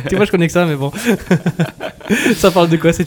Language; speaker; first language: French; native; French